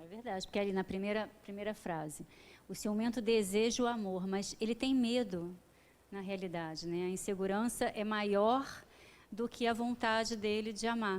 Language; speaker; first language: Portuguese; native; Portuguese